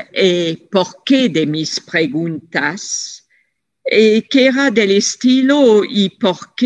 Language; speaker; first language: Spanish; non-native, fluent; French